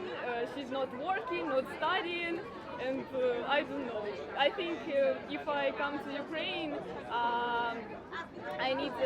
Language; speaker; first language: English; non-native, learner; Ukrainian